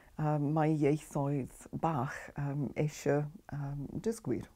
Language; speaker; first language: Welsh; non-native, learner; English